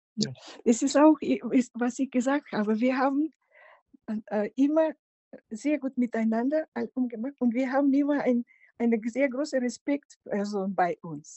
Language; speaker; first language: German; non-native, fluent; Macedonian